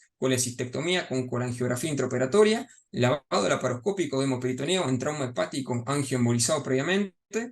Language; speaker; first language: Spanish; native; Spanish